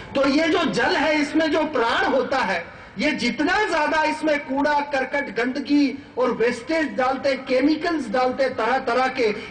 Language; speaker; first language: Hindi; non-native, local second language; Marathi